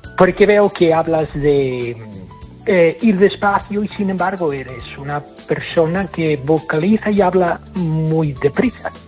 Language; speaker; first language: Spanish; non-native, fluent; English